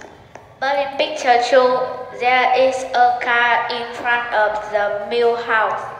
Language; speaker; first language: English; non-native, learner; Vietnamese